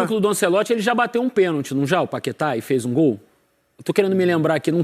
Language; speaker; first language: Portuguese; native; Portuguese